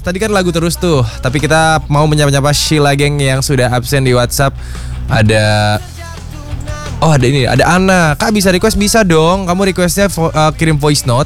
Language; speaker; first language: Indonesian; native; Indonesian